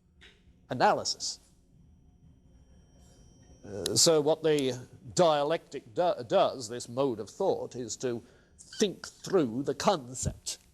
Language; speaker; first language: English; native; English